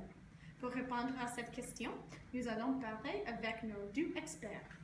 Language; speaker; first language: French; non-native, learner; English